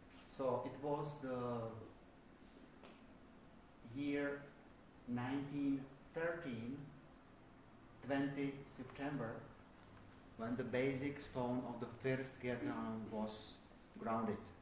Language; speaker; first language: English; non-native, fluent; Czech